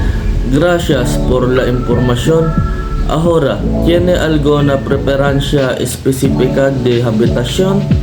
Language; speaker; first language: Spanish; non-native, learner; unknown